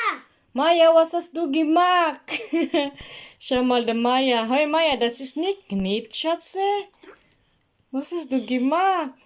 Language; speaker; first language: German; non-native, learner; Cebuano